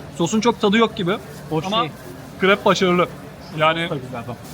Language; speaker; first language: Turkish; native; Turkish